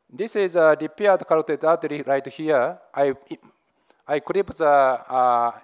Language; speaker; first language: English; non-native, learner; Japanese